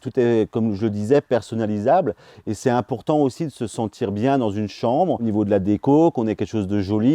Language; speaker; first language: French; native; French